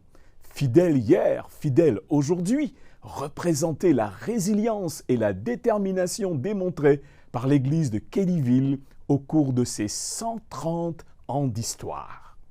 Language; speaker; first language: French; native; French